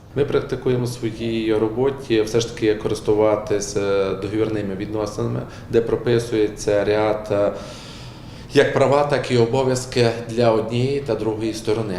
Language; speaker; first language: Ukrainian; native; Ukrainian